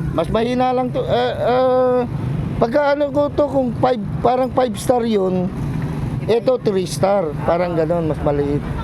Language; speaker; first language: Filipino; non-native, local second language; Iloko